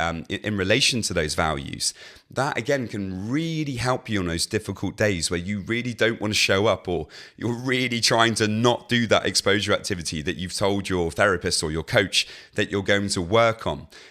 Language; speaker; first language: English; native; English